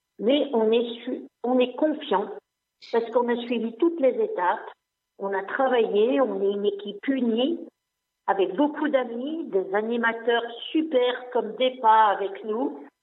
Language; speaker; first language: French; non-native, local second language; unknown